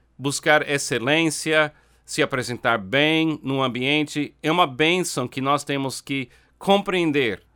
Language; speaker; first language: Portuguese; non-native, fluent; English